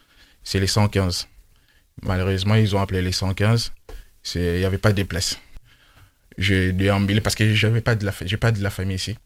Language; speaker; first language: French; non-native, local second language; Lingala